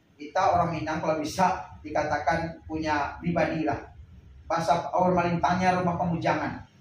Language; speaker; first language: Indonesian; non-native, local second language; Minangkabau